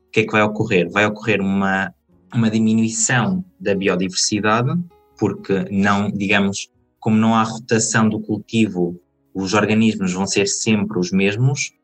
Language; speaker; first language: Portuguese; native; Portuguese